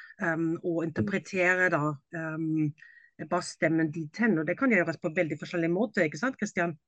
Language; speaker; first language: Norwegian; non-native, fluent; German